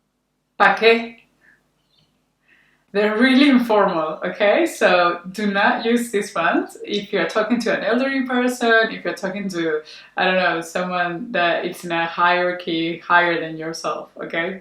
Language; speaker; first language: English; non-native, fluent; Spanish